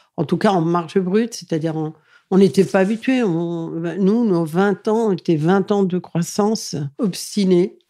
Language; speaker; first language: French; early bilingual, other home language; Catalan